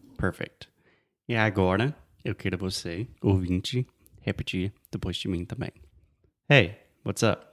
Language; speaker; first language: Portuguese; non-native, fluent; English